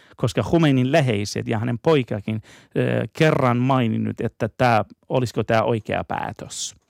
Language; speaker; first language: Finnish; non-native, fluent; Persian